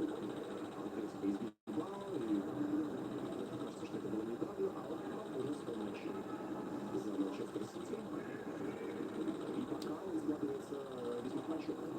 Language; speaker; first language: Russian; native; Russian